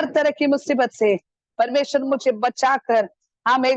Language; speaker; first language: Hindi; non-native, local second language; Malayalam